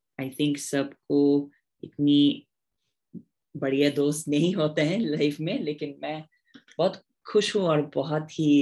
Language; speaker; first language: Hindi; non-native, fluent; English